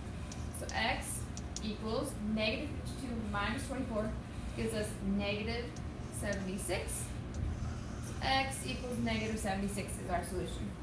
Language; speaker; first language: English; native; English